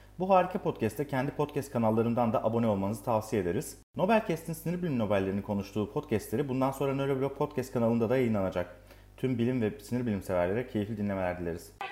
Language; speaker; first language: Turkish; native; Turkish